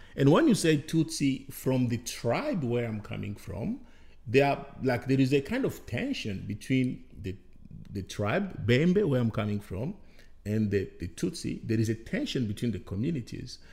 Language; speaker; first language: English; non-native, fluent; Bembe